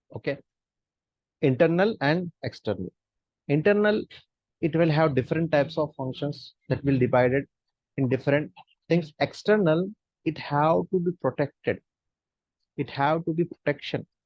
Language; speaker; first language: English; non-native, local second language; Hindi